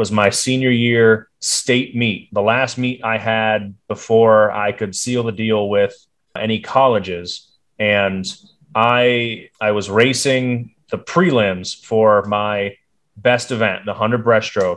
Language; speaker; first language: English; native; English